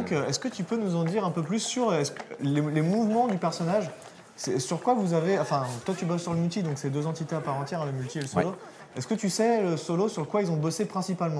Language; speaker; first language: French; native; French